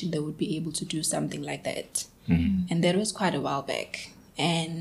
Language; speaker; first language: English; non-native, local second language; Zulu